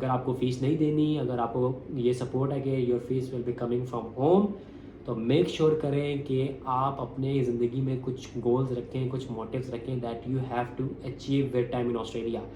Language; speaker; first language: Urdu; non-native, local second language; Punjabi